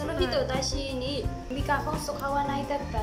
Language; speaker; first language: Japanese; non-native, learner; Burmese